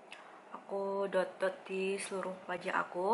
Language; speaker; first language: Indonesian; native; Indonesian